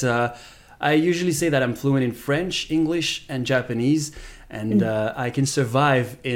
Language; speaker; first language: English; non-native, fluent; Japanese